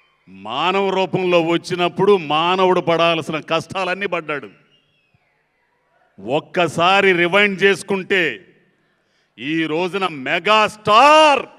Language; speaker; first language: Telugu; native; Telugu